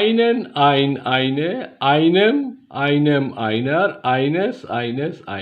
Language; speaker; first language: German; non-native, fluent; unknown